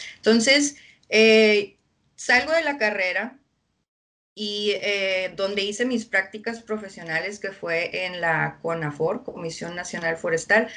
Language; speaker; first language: Spanish; early bilingual, heritage; Spanish